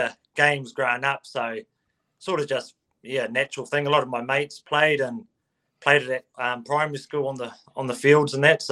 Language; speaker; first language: English; native; English